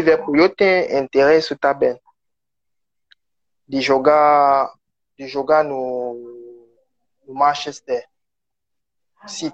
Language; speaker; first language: Portuguese; non-native, learner; French